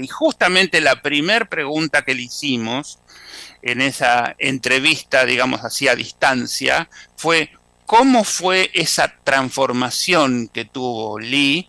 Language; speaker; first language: Spanish; native; Spanish